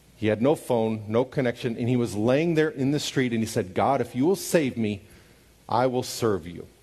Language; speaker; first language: English; native; English